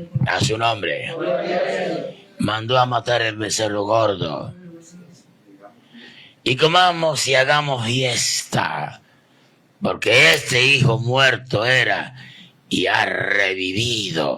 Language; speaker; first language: Spanish; native; Spanish